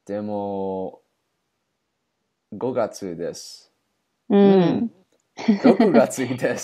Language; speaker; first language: Japanese; non-native, learner; English